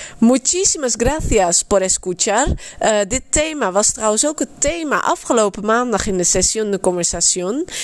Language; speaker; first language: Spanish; non-native, fluent; Dutch